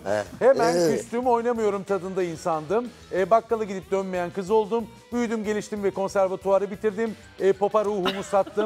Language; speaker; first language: Turkish; native; Turkish